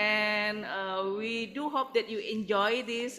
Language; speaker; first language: English; non-native, fluent; Indonesian